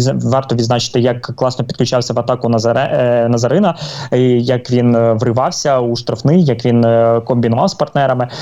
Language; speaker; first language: Ukrainian; native; Ukrainian